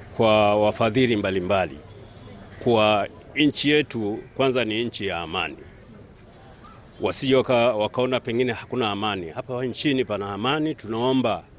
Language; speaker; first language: Swahili; native; Swahili